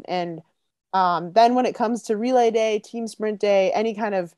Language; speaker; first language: English; native; English